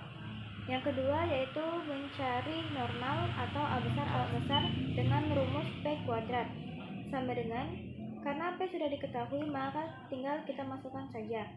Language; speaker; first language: Indonesian; native; Indonesian